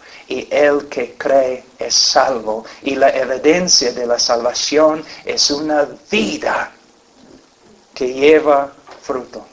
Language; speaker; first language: Spanish; non-native, fluent; English